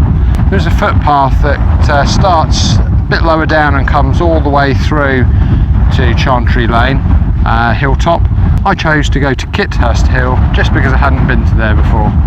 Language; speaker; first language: English; native; English